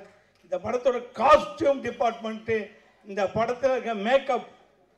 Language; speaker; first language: Tamil; native; Tamil